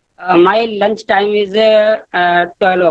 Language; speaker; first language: English; non-native, learner; Hindi